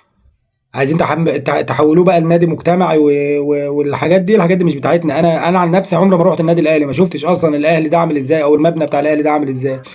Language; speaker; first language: Arabic; native; Arabic